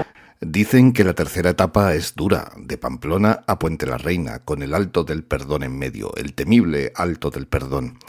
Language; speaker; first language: Spanish; native; Spanish